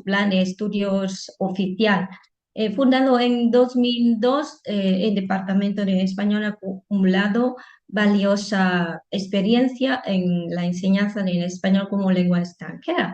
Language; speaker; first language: Spanish; non-native, fluent; Vietnamese